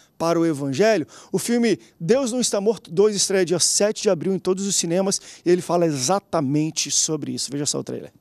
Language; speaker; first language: Portuguese; native; Portuguese